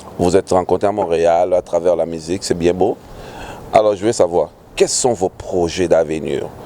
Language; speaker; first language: French; non-native, local second language; Lingala